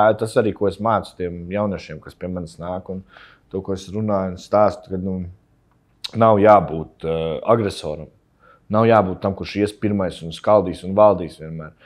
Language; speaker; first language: Latvian; native; Latvian